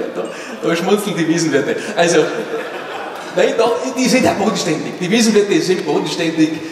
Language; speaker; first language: German; native; German